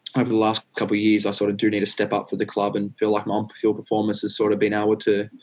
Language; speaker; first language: English; native; English